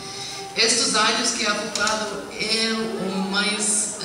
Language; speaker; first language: Portuguese; non-native, learner; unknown